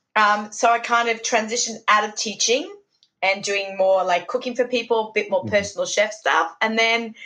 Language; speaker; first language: English; native; English